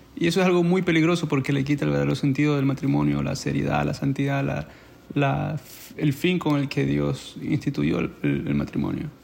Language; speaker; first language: Spanish; native; Spanish